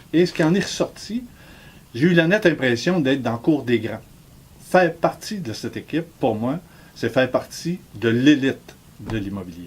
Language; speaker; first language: French; native; French